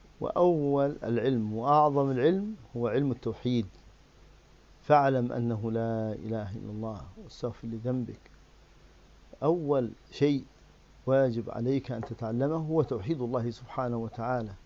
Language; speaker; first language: Arabic; native; Arabic